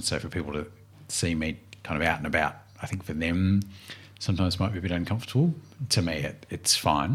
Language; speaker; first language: English; native; English